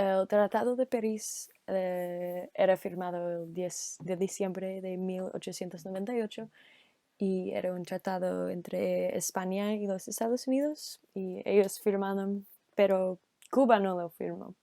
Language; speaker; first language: Spanish; non-native, learner; English